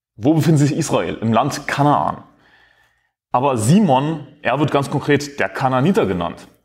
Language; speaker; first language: German; native; German